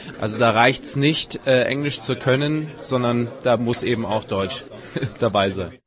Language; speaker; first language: German; native; German